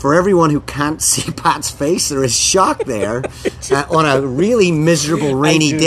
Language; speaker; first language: English; native; English